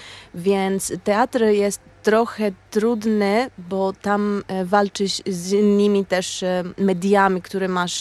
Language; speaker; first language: Polish; non-native, learner; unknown